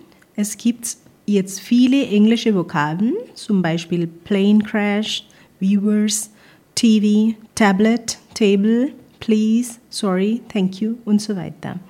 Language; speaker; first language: German; non-native, fluent; Punjabi